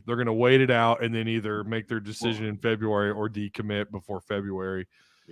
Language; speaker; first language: English; native; English